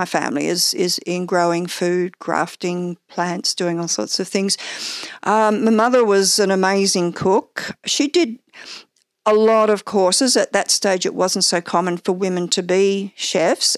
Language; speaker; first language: English; native; English